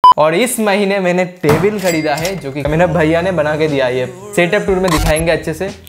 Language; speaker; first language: Hindi; non-native, local second language; Bangla